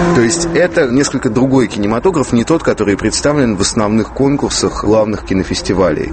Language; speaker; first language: Russian; native; Russian